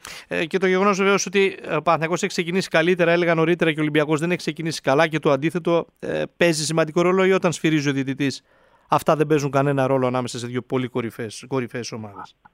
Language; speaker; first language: Greek; native; Greek